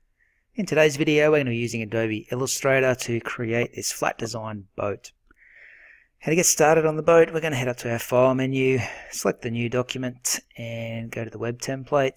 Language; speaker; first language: English; native; English